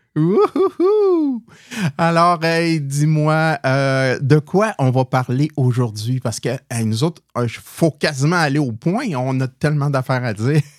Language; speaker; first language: French; native; French